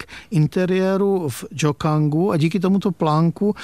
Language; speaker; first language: Czech; native; Czech